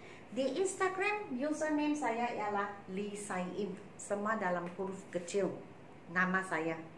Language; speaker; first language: Malay; non-native, local second language; Chinese